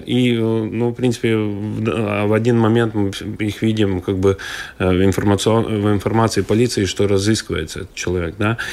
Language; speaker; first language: Russian; non-native, local second language; Latvian